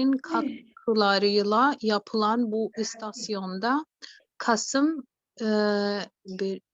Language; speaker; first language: Turkish; non-native, learner; Urdu